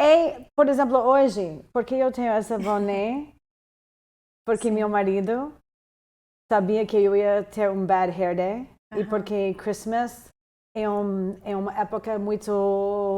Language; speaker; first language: Portuguese; non-native, fluent; English